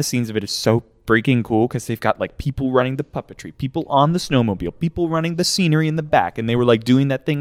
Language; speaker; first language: English; native; English